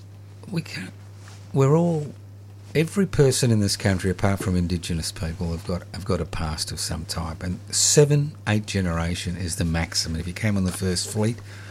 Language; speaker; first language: English; non-native, local second language; Italian